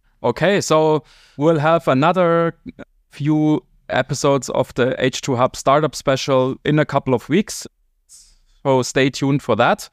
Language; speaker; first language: English; non-native, fluent; German